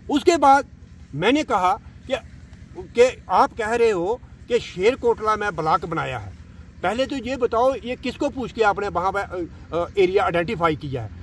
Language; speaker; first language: Hindi; native; Hindi